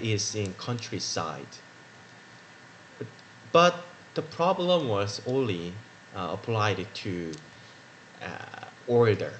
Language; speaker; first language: English; non-native, learner; Korean